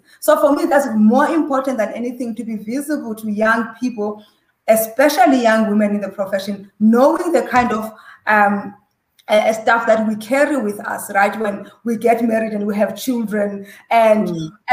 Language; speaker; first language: English; non-native, local second language; Xhosa